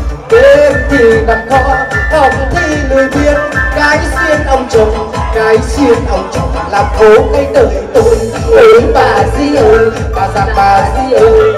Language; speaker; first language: Vietnamese; native; Vietnamese